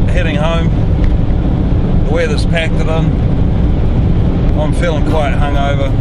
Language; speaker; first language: English; native; English